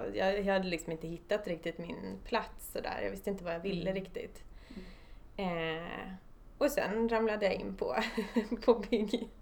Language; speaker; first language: Swedish; early bilingual, other home language; Polish